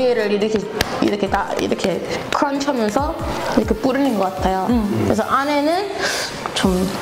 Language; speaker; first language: Korean; non-native, fluent; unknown